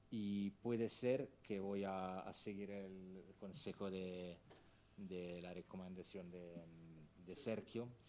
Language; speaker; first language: Spanish; non-native, fluent; Italian